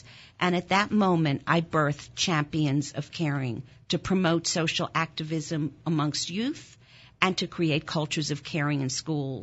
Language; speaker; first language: English; non-native, fluent; German